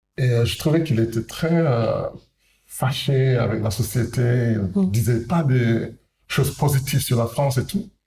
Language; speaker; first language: French; non-native, fluent; English